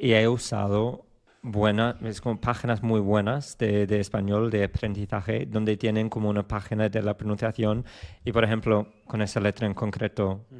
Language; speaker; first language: Spanish; non-native, fluent; English